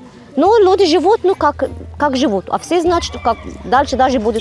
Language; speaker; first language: Russian; non-native, fluent; Arabic